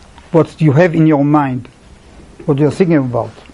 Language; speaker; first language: English; non-native, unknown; Hebrew